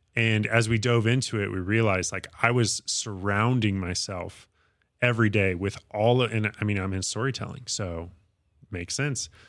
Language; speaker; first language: English; native; English